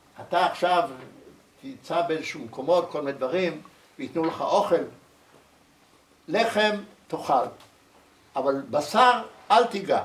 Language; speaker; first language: Hebrew; early bilingual, other home language; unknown